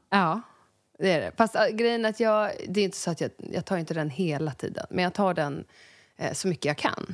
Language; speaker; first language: Swedish; native; Swedish